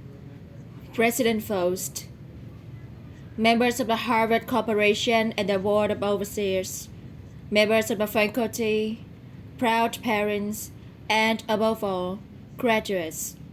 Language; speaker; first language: English; non-native, learner; Vietnamese